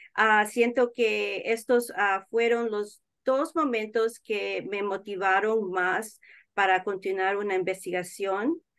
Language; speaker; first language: Spanish; early bilingual, heritage; Spanish